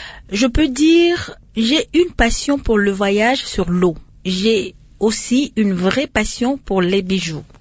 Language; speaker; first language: French; non-native, local second language; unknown